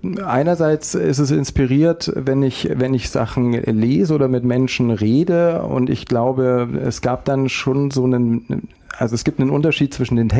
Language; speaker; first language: German; native; German